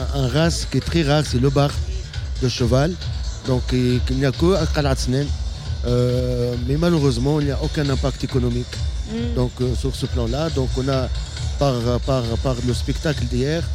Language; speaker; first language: French; non-native, local second language; Arabic